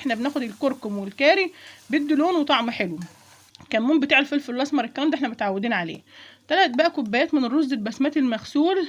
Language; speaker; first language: Arabic; native; Arabic